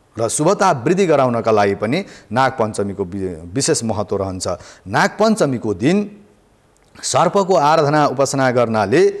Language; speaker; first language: Nepali; native; Nepali